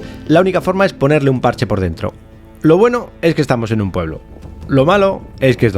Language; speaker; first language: Spanish; native; Spanish